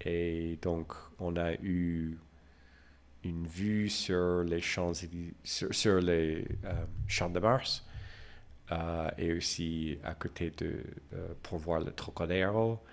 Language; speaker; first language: French; non-native, fluent; English